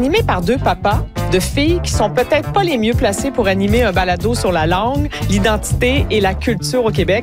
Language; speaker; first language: French; native; French